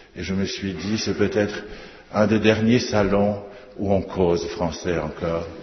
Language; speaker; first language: French; non-native, fluent; Polish